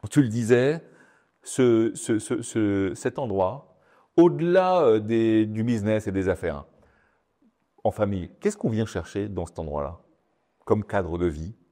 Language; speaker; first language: French; native; French